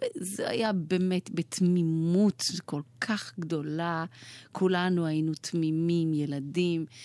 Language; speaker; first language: Hebrew; early bilingual, other home language; Persian